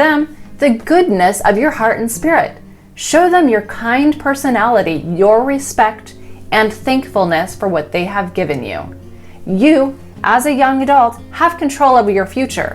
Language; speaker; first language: English; native; English